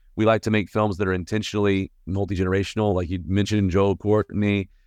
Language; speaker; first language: English; native; English